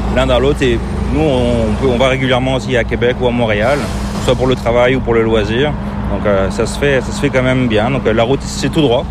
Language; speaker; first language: French; native; French